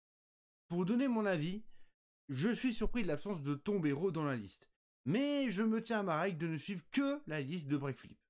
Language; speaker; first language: French; native; French